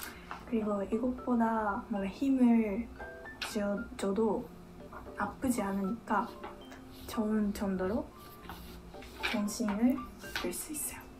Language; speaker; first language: Korean; non-native, fluent; Japanese